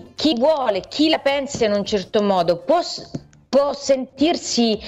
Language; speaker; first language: Italian; native; Italian